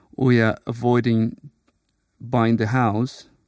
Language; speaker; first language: English; non-native, fluent; Portuguese